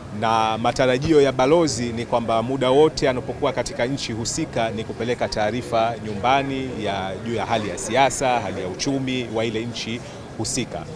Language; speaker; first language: Swahili; native; Swahili